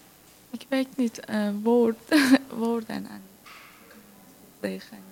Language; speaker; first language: Dutch; non-native, learner; Persian